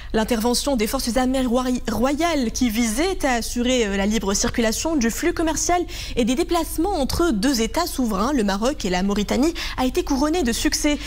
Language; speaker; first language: French; non-native, local second language; Arabic